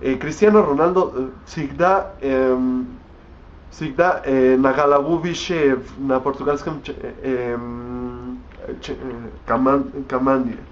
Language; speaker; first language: Russian; non-native, learner; Spanish